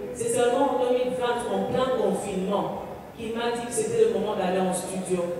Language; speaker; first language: French; non-native, local second language; Lingala